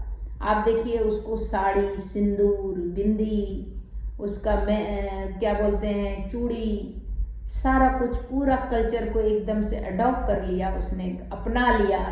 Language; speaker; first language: Hindi; native; Hindi